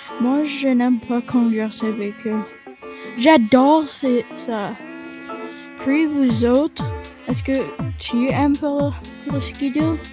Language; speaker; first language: French; non-native, local second language; English